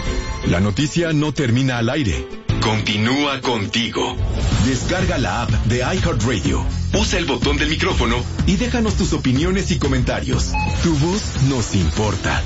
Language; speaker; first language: Spanish; native; Spanish